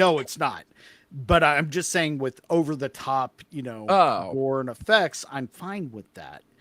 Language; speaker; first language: English; native; English